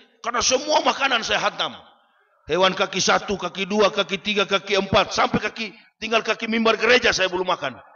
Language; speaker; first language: Malay; native; Malay